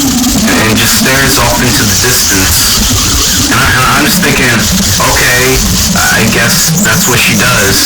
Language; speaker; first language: English; native; English